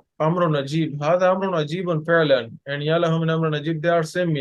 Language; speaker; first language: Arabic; non-native, fluent; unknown